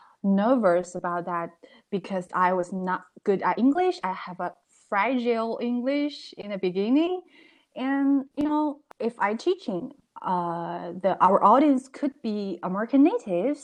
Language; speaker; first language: English; non-native, learner; Chinese